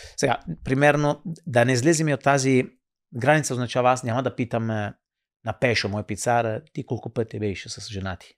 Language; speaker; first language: Bulgarian; non-native, fluent; Italian